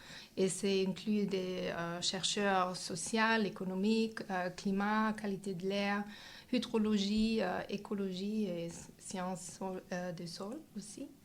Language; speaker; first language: French; non-native, fluent; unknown